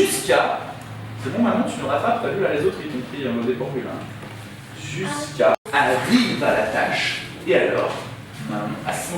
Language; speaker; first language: French; native; French